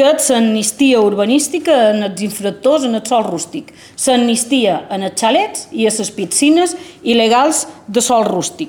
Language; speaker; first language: Catalan; native; Catalan